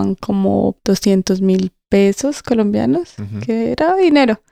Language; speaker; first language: Spanish; native; Spanish